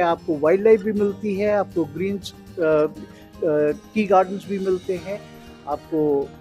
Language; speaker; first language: Hindi; native; Hindi